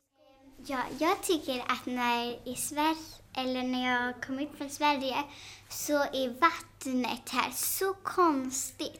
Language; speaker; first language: Swedish; early bilingual, heritage; Swedish